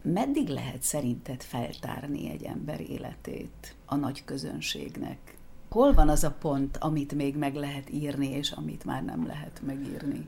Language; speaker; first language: Hungarian; native; Hungarian